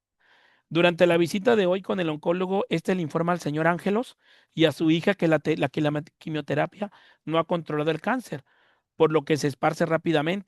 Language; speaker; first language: Spanish; native; Spanish